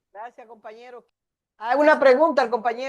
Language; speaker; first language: Spanish; native; Spanish